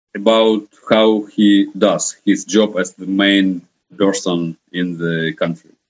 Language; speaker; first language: English; non-native, fluent; Ukrainian